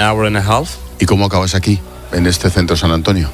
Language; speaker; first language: Spanish; native; Spanish